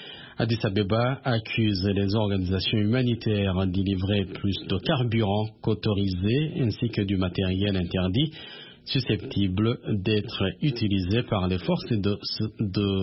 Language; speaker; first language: French; non-native, local second language; Rundi